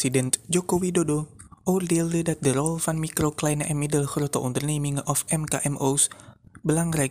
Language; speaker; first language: Dutch; non-native, fluent; Indonesian